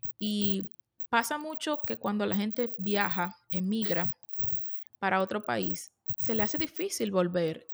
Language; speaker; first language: Spanish; native; Spanish